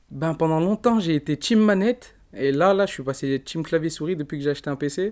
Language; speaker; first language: French; native; French